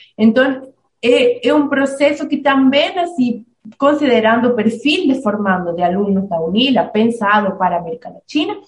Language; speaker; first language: Portuguese; non-native, fluent; Spanish